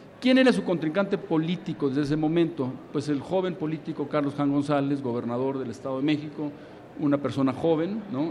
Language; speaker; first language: Spanish; native; Spanish